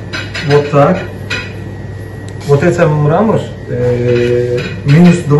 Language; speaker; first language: Russian; non-native, learner; Turkish